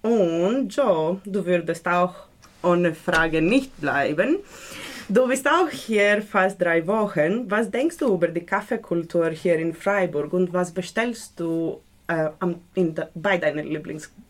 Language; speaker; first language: German; non-native, fluent; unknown